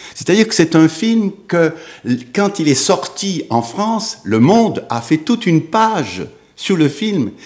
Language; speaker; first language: French; native; French